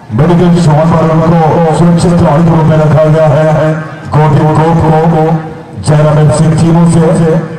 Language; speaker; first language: Hindi; native; Hindi